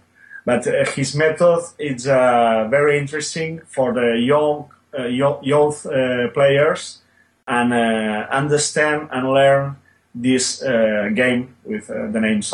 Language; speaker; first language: English; non-native, learner; Spanish